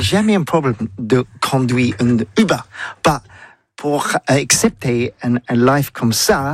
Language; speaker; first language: French; non-native, learner; English